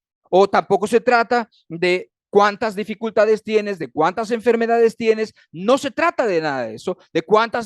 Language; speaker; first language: Spanish; native; Spanish